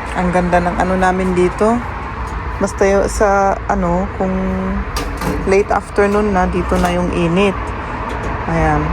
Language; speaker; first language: Filipino; non-native, fluent; German